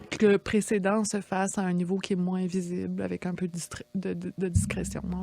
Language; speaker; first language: French; native; French